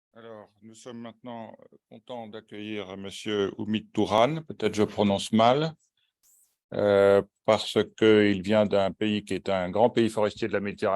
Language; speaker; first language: French; native; French